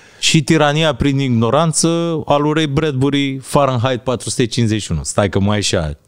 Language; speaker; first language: Romanian; native; Romanian